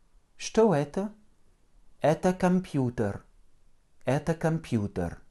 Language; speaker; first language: Russian; non-native, fluent; French